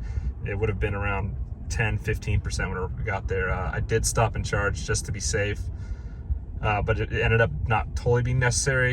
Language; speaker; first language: English; native; English